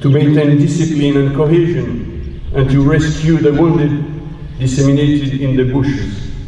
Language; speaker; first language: English; non-native, fluent; French